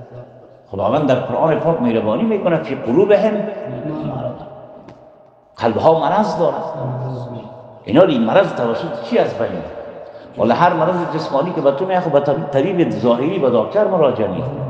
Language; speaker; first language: Persian; native; Persian